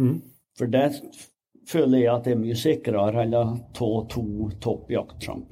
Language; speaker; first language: Norwegian; native; Norwegian